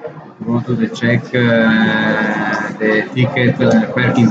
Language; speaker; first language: English; non-native, learner; Italian